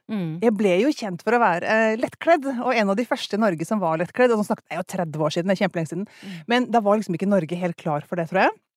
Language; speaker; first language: Norwegian; native; Norwegian